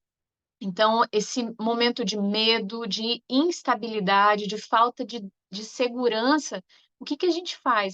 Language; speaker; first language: Portuguese; native; Portuguese